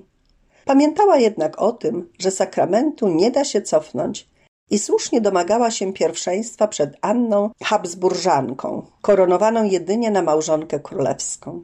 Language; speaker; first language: Polish; native; Polish